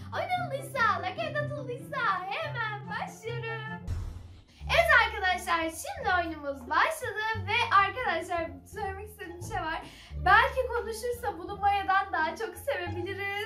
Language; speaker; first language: Turkish; native; Turkish